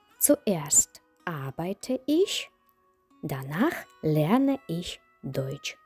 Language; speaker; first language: German; non-native, fluent; Ukrainian